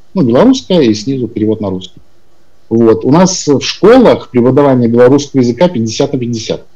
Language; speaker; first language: Russian; native; Russian